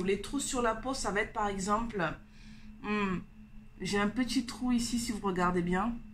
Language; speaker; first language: French; native; French